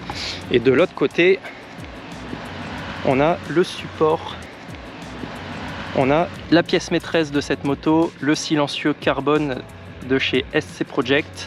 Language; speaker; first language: French; native; French